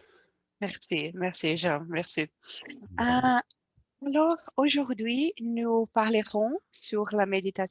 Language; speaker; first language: French; non-native, learner; Portuguese